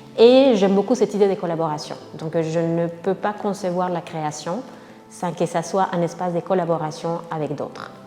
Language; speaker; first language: French; non-native, fluent; Spanish